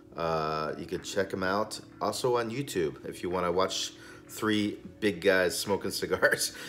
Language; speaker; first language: English; native; English